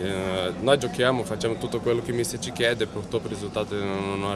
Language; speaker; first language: Italian; non-native, fluent; Portuguese